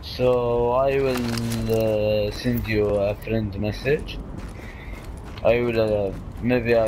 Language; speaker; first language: English; non-native, learner; Arabic